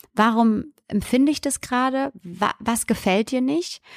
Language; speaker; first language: German; native; German